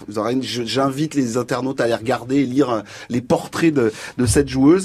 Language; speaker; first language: French; native; French